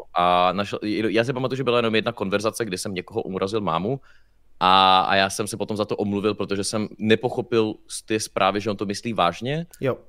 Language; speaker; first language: Czech; early bilingual, other home language; Russian